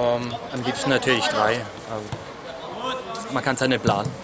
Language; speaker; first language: German; native; German